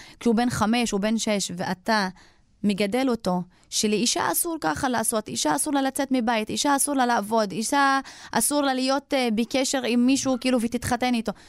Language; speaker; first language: Hebrew; non-native, local second language; Arabic